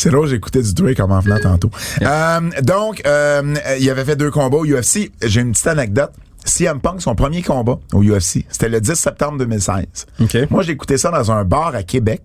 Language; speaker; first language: French; native; French